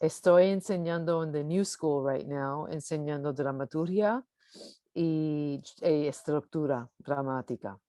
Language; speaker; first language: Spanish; early bilingual, heritage; English